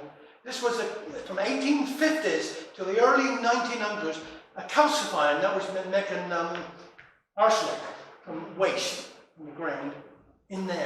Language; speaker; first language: English; native; English